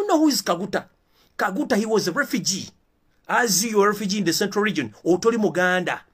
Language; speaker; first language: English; non-native, local second language; Ganda